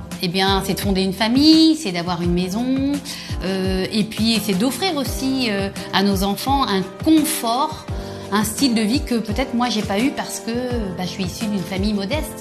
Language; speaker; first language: French; native; French